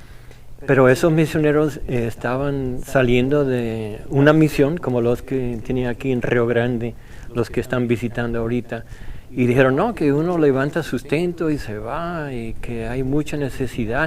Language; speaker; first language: Spanish; non-native, fluent; English